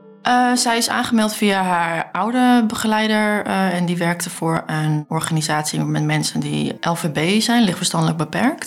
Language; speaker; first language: Dutch; native; Dutch